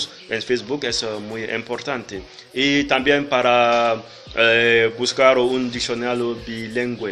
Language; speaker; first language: Spanish; non-native, learner; French